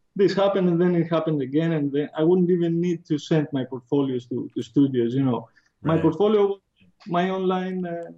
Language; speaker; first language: English; non-native, fluent; Greek